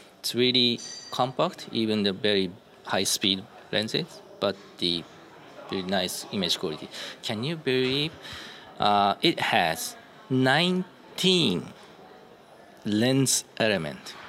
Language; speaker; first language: English; non-native, learner; Japanese